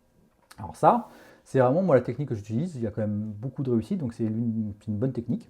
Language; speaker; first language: French; native; French